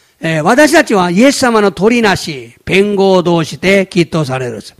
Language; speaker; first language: Japanese; non-native, fluent; Korean